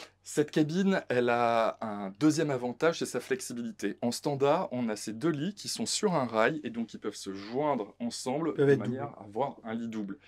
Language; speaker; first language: French; native; French